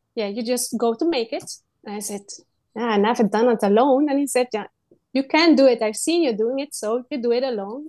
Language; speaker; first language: English; non-native, learner; Dutch